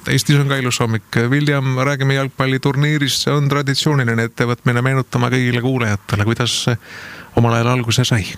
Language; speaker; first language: Estonian; native; Estonian